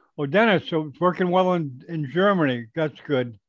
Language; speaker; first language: English; native; English